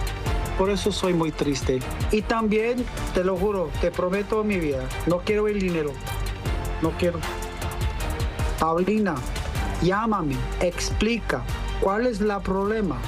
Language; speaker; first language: Spanish; non-native, learner; English